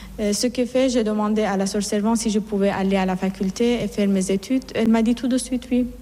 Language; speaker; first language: French; non-native, fluent; Persian